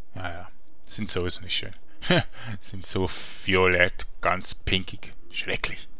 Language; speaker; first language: German; native; German